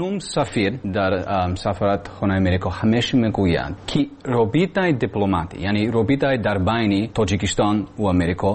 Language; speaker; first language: Persian; non-native, learner; English